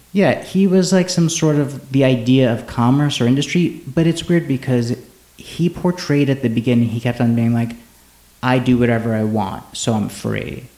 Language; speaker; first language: English; native; English